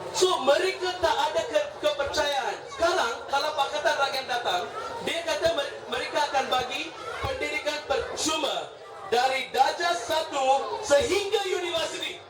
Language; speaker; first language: Malay; non-native, local second language; Tamil